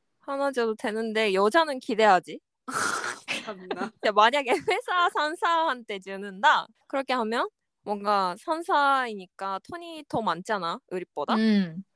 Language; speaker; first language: Korean; non-native, fluent; Japanese